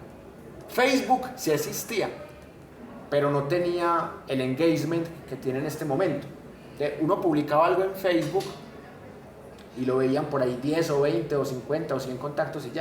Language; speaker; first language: Spanish; native; Spanish